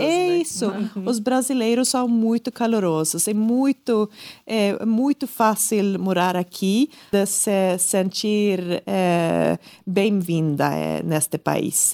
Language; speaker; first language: Portuguese; non-native, learner; Swedish